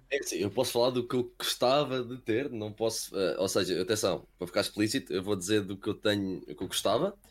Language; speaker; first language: Portuguese; early bilingual, heritage; Portuguese